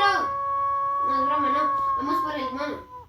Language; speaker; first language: Spanish; native; Spanish